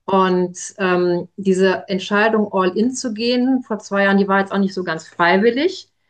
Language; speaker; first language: German; native; German